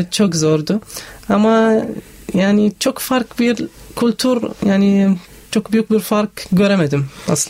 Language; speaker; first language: Turkish; non-native, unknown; Arabic